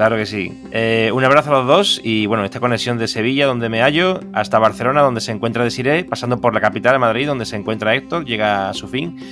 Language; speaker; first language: Spanish; native; Spanish